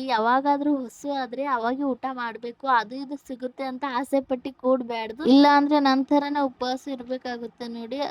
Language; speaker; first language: Kannada; native; Kannada